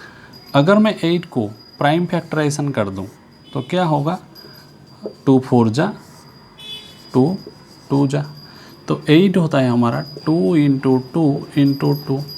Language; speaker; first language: Hindi; non-native, local second language; Odia